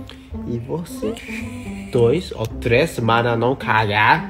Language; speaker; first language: Portuguese; non-native, learner; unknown